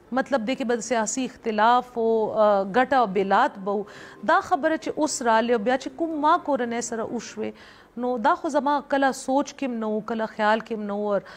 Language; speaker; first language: Pashto; non-native, local second language; Northern Hindko